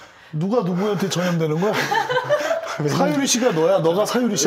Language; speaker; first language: Korean; native; Korean